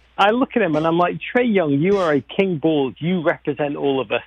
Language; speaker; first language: English; native; English